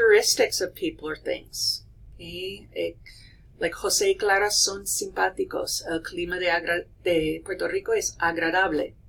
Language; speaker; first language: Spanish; non-native, fluent; English